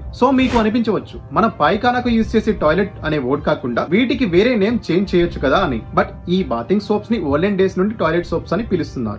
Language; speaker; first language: Telugu; native; Telugu